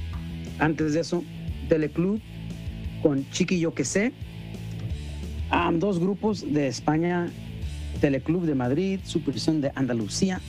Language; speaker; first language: Spanish; early bilingual, heritage; Spanish